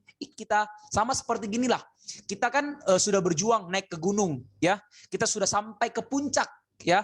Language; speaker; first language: Indonesian; native; Indonesian